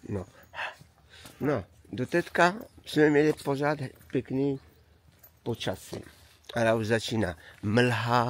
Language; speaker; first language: Czech; non-native, learner; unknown